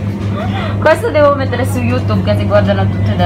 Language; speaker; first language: Italian; non-native, learner; Filipino